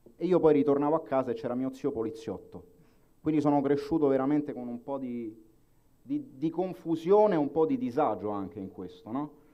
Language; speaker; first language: Italian; native; Italian